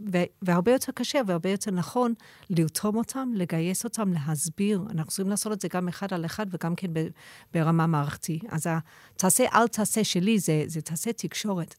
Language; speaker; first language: Hebrew; non-native, fluent; English